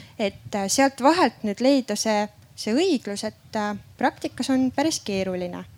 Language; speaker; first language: Estonian; native; Estonian